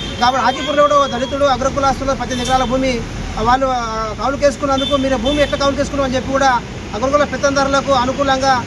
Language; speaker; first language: Telugu; native; Telugu